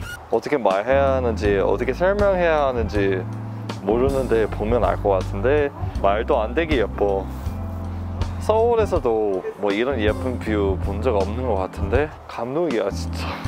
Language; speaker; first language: Korean; non-native, fluent; English